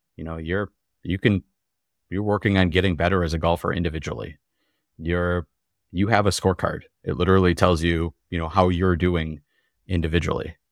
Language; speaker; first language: English; native; English